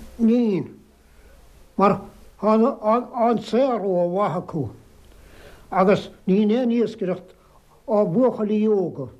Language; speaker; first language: Irish; native; Irish